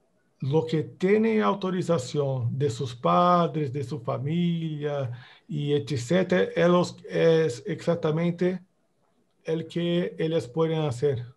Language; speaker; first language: Spanish; non-native, fluent; Portuguese